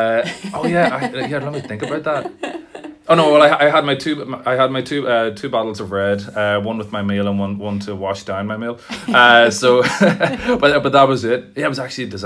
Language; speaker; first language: English; native; English